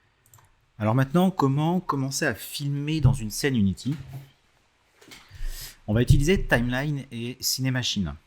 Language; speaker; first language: French; native; French